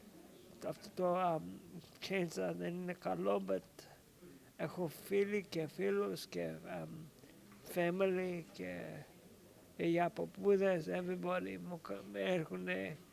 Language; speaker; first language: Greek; early bilingual, heritage; English